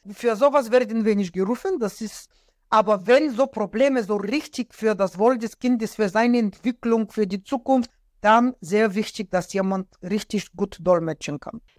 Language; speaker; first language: German; non-native, fluent; Bulgarian